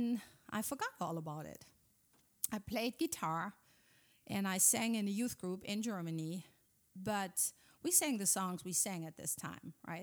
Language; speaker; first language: English; non-native, fluent; German